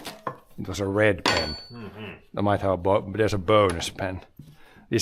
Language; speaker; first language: English; non-native, fluent; Swedish